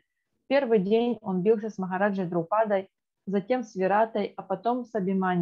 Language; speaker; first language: Russian; native; Russian